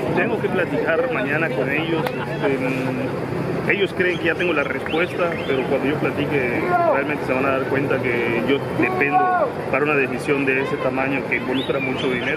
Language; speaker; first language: Spanish; native; Spanish